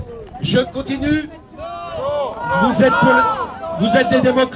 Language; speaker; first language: French; native; French